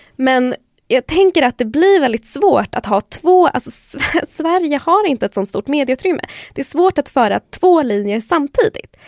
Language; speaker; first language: Swedish; early bilingual, other home language; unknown